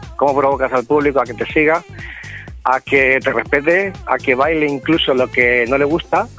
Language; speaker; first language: Spanish; native; Spanish